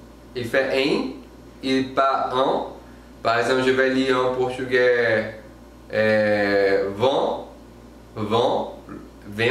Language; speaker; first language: French; non-native, fluent; Portuguese